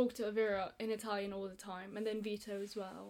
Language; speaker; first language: English; non-native, fluent; Italian